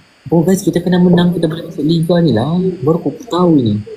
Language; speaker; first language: Malay; native; Malay